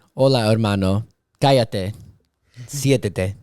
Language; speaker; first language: Spanish; non-native, learner; English